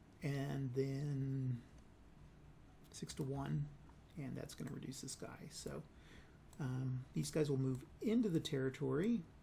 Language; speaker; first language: English; native; English